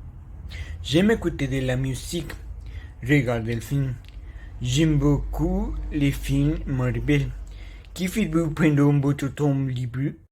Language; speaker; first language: French; non-native, learner; Spanish